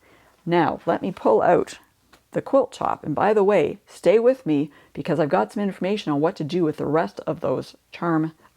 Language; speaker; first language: English; native; English